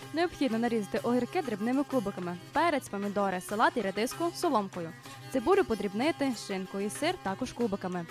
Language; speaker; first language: Ukrainian; native; Ukrainian